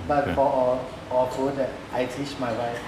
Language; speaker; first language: English; non-native, learner; Thai